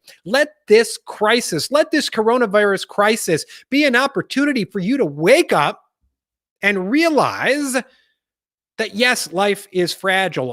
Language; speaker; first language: English; native; English